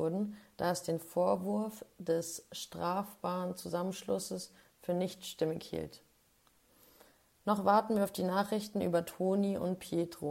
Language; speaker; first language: German; native; German